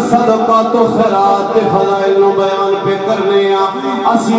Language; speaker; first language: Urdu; non-native, local second language; Punjabi